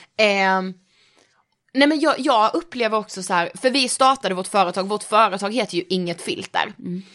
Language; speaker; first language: Swedish; native; Swedish